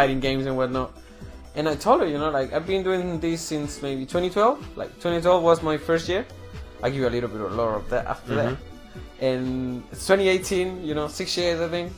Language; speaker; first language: English; non-native, fluent; Spanish